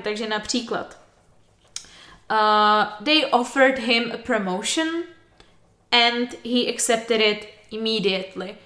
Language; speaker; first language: English; non-native, fluent; Czech